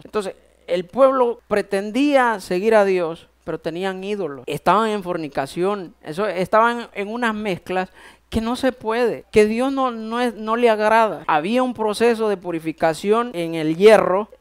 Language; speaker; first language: Spanish; native; Spanish